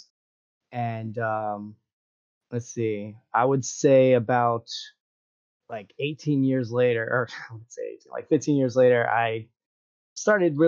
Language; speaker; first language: English; native; English